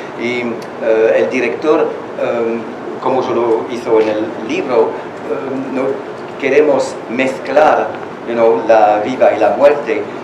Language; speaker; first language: Spanish; non-native, learner; French